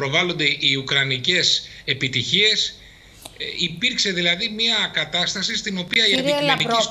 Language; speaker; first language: Greek; native; Greek